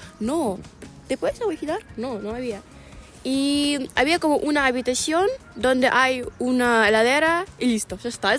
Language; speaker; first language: Spanish; non-native, learner; Ukrainian